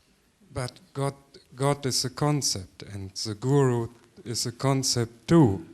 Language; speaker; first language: English; non-native, learner; German